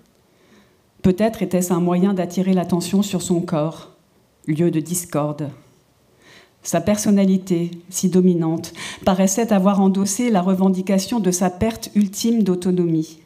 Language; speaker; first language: French; native; French